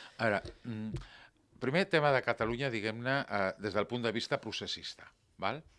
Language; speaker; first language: Catalan; non-native, local second language; Spanish